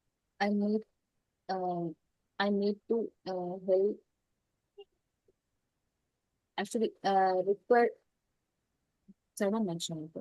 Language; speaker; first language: English; non-native, learner; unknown